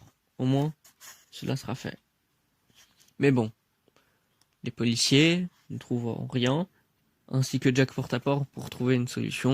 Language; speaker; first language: French; native; French